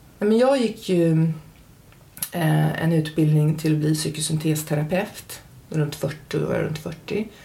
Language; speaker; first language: Swedish; early bilingual, heritage; Swedish